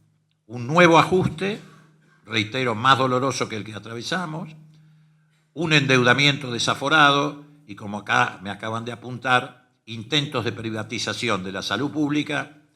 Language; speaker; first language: Spanish; native; Spanish